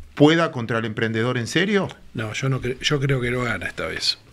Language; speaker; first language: Spanish; native; Spanish